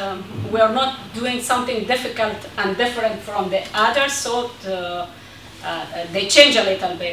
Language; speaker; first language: English; non-native, fluent; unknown